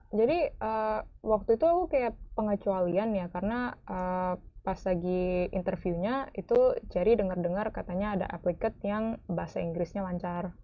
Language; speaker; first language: Indonesian; native; Indonesian